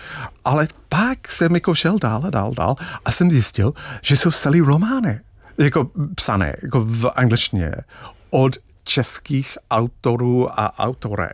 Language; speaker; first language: Czech; non-native, fluent; English